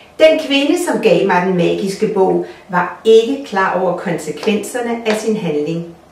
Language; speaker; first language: Danish; non-native, fluent; Russian